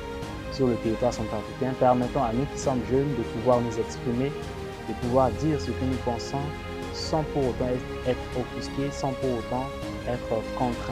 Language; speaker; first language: French; non-native, local second language; Sango